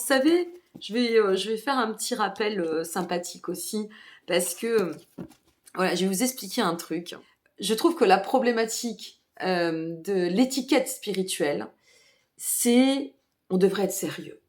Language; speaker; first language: French; native; French